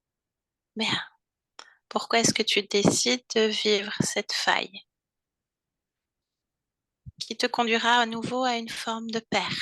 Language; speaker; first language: French; native; French